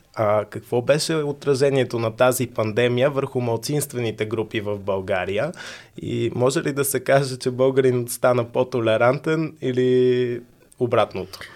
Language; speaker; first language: Bulgarian; native; Bulgarian